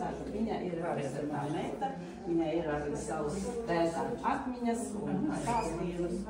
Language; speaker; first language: Latvian; native; Latvian